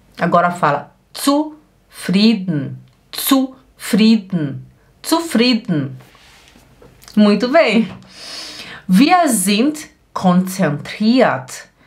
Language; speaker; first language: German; non-native, fluent; Portuguese